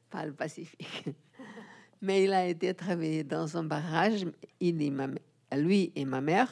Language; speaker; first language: French; non-native, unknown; Portuguese